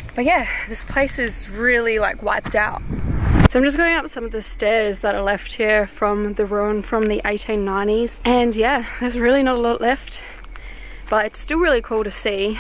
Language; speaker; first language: English; native; English